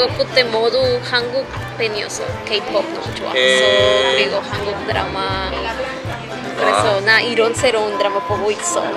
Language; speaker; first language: Korean; non-native, learner; Spanish